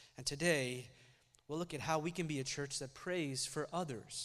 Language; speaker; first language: English; native; English